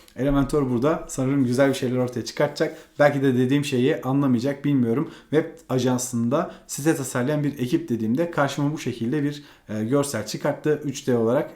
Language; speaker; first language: Turkish; native; Turkish